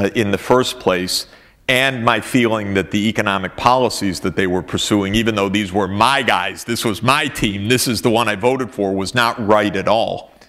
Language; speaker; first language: English; native; English